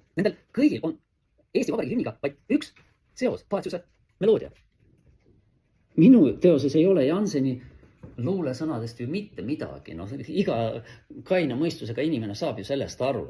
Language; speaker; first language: Estonian; native; Estonian